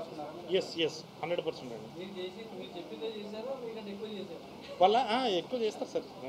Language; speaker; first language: Telugu; native; Telugu